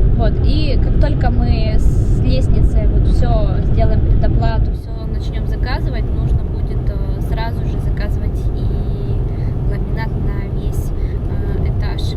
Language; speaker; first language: Russian; native; Russian